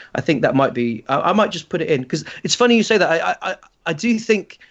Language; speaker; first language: English; native; English